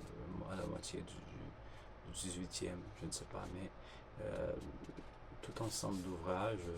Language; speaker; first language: French; non-native, fluent; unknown